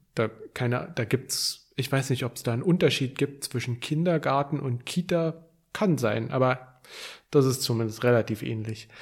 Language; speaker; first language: German; native; German